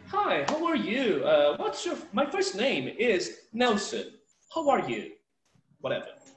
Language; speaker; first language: English; non-native, fluent; Portuguese